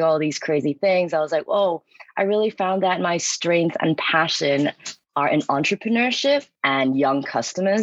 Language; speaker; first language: English; non-native, local second language; Cantonese